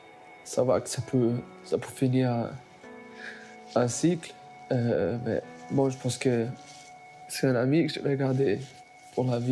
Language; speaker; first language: French; non-native, fluent; Portuguese